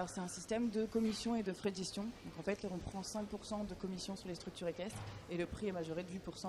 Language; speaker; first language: French; native; French